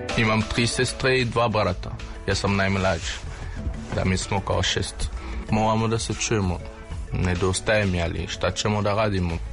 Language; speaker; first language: Serbian; non-native, learner; French